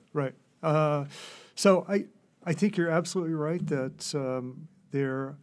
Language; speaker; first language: English; native; English